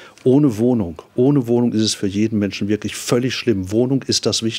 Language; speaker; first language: German; native; German